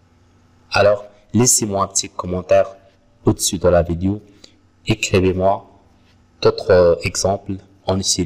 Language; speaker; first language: French; non-native, local second language; Arabic